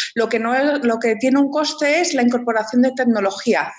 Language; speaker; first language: Spanish; native; Spanish